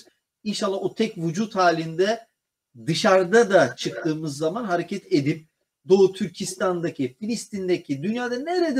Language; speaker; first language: Turkish; native; Turkish